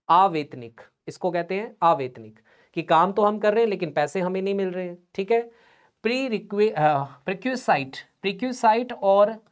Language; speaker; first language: Hindi; non-native, local second language; Punjabi